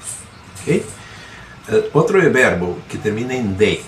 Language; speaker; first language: Spanish; non-native, fluent; Portuguese